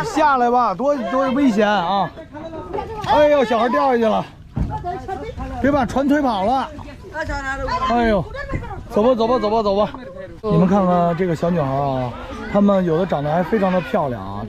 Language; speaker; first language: Chinese; native; Chinese